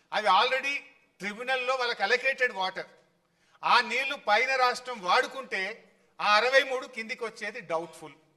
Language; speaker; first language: Telugu; native; Telugu